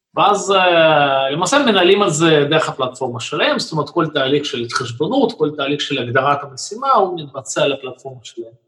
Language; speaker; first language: Hebrew; non-native, fluent; Russian